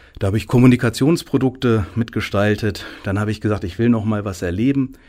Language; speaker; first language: German; native; German